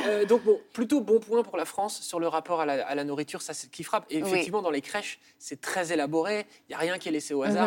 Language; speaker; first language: French; native; French